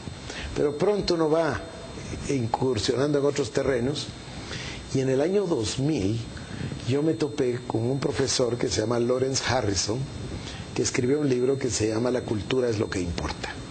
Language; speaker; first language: Spanish; native; Spanish